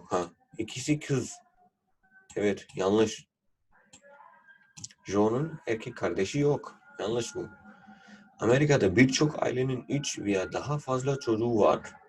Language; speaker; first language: Turkish; non-native, fluent; Urdu